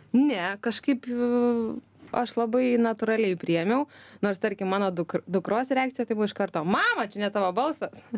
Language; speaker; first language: Lithuanian; native; Lithuanian